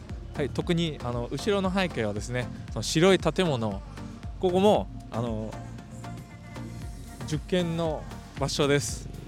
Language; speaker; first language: Japanese; non-native, fluent; Vietnamese